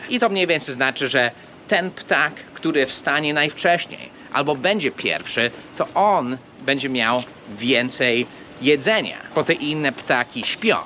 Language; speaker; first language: Polish; non-native, fluent; English